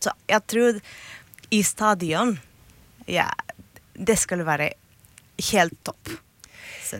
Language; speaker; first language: Norwegian; non-native, fluent; Spanish